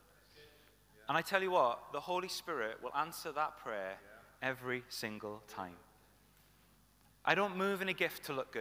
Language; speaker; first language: English; native; English